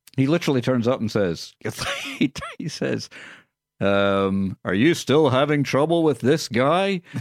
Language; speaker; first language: English; native; English